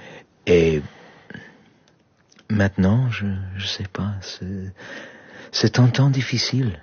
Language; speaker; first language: French; non-native, fluent; Polish